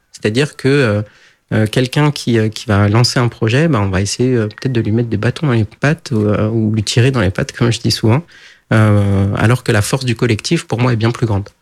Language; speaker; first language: French; early bilingual, other home language; Portuguese